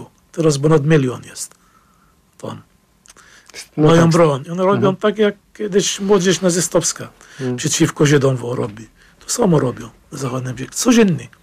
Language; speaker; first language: Polish; non-native, fluent; Arabic